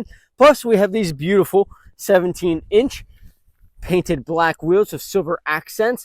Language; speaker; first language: English; native; English